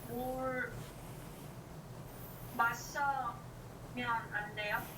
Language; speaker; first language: Korean; non-native, learner; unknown